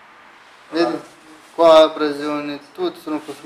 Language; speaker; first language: Italian; non-native, fluent; Romanian